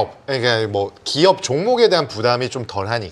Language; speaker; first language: Korean; native; Korean